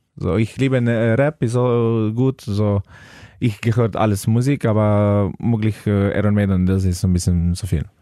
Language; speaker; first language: German; non-native, learner; Slovenian